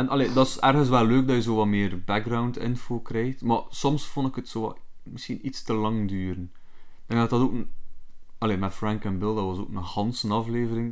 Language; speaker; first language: Dutch; native; Dutch